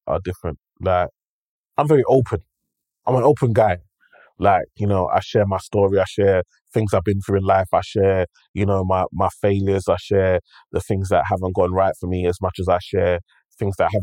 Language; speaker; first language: English; native; English